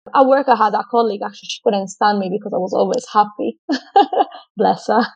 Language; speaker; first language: English; non-native, fluent; Italian